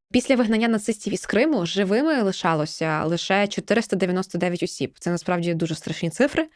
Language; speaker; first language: Ukrainian; native; Ukrainian